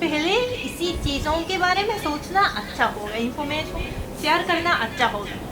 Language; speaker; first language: Hindi; non-native, fluent; Japanese